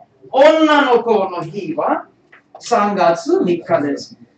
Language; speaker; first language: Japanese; non-native, fluent; Tamil